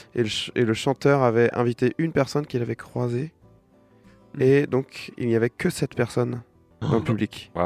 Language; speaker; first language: French; native; French